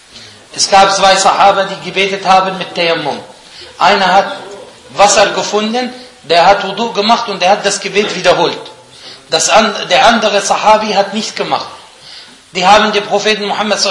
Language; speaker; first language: German; non-native, fluent; Arabic